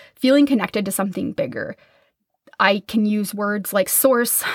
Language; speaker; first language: English; native; English